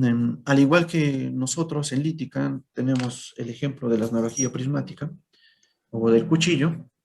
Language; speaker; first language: Spanish; native; Spanish